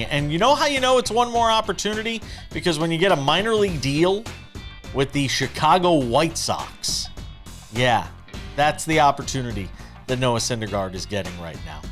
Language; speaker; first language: English; native; English